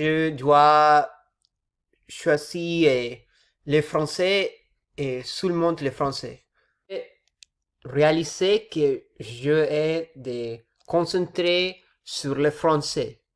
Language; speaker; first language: French; non-native, learner; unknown